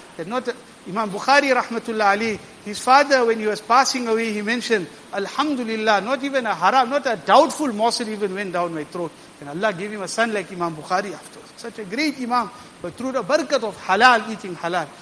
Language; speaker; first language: English; native; English